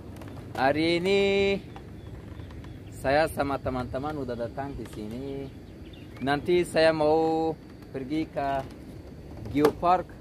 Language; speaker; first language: Indonesian; non-native, learner; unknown